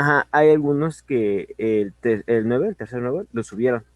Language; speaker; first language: Spanish; native; Spanish